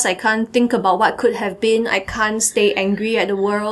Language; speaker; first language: English; native; English